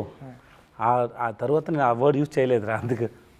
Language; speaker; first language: Telugu; non-native, learner; Tamil